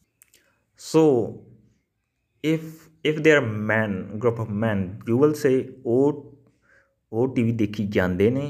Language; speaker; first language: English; non-native, local second language; Punjabi